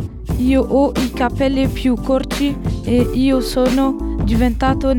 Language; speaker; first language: Italian; non-native, learner; French